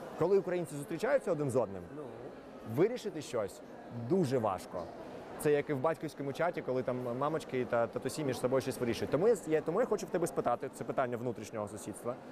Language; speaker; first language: Ukrainian; native; Ukrainian